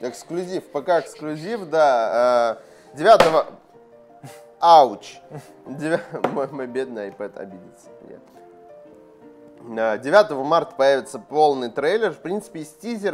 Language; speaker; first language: Russian; native; Russian